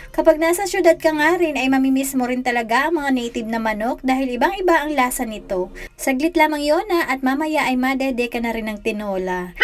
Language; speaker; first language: Filipino; native; Filipino